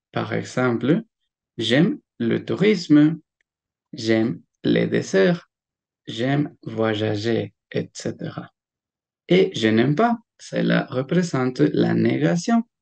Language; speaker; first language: French; non-native, fluent; Spanish